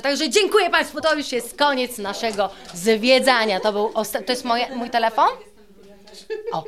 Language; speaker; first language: Polish; native; Polish